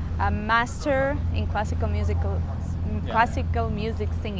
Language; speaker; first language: English; non-native, fluent; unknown